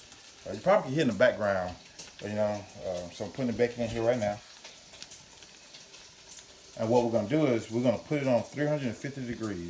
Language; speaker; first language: English; native; English